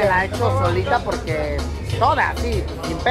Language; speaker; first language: Spanish; native; Spanish